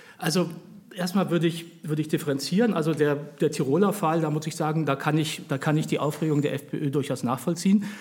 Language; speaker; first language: German; native; German